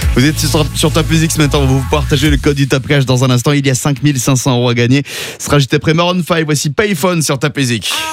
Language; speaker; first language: French; native; French